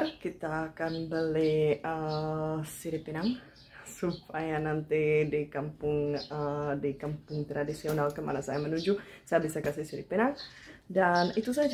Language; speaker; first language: Indonesian; non-native, fluent; Czech